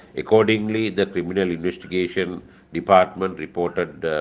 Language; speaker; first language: English; non-native, local second language; Sinhala